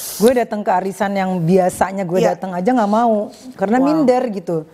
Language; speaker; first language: Indonesian; native; Indonesian